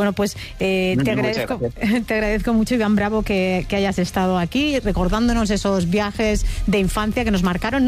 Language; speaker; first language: Spanish; native; Spanish